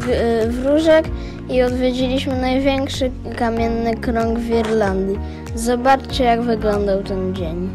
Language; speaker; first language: Polish; native; Polish